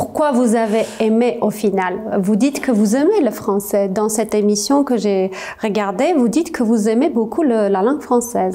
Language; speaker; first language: French; non-native, fluent; Armenian